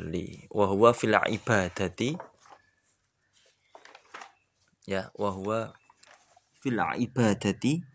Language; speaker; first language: Arabic; non-native, fluent; Indonesian